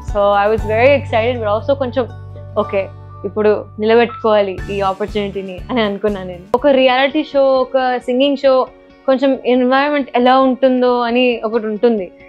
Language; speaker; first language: Telugu; early bilingual, heritage; Telugu